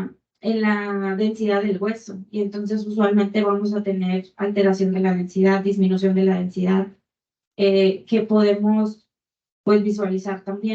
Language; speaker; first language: Spanish; native; Spanish